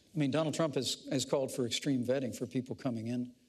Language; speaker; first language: English; native; English